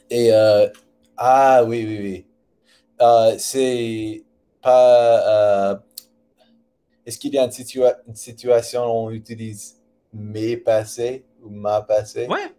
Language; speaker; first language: French; non-native, learner; English